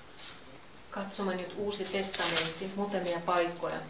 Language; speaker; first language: Finnish; non-native, fluent; Russian